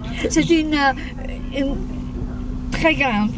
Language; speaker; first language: French; non-native, learner; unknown